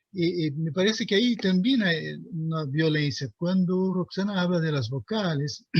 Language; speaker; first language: Spanish; non-native, fluent; Portuguese